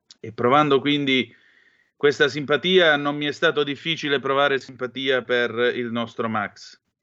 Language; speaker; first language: Italian; native; Italian